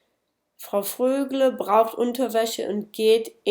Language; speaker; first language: German; non-native, fluent; English